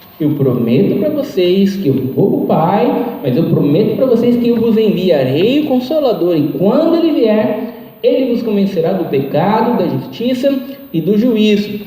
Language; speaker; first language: Portuguese; native; Portuguese